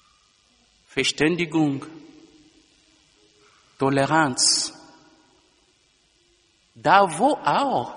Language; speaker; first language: German; non-native, fluent; Lingala